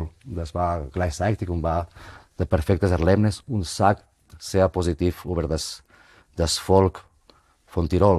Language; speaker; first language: German; non-native, fluent; Spanish